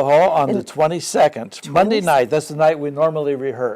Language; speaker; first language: English; native; English